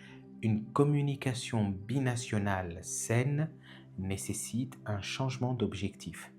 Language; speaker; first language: French; native; French